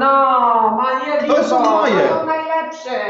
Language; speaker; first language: Polish; non-native, learner; Italian